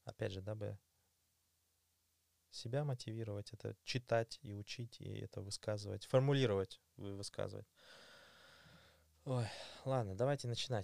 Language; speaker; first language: Russian; native; Russian